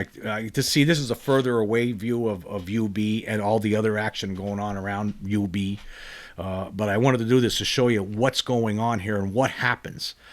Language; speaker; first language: English; native; English